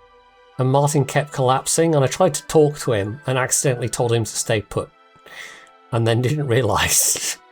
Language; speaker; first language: English; native; English